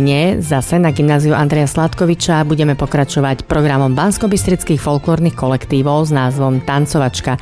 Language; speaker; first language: Slovak; native; Slovak